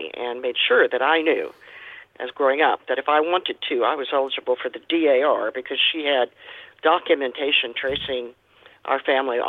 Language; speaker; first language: English; native; English